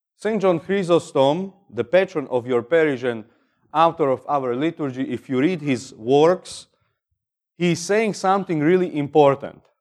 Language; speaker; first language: English; non-native, fluent; Slovak